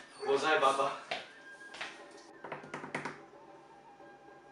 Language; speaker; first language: Chinese; non-native, learner; English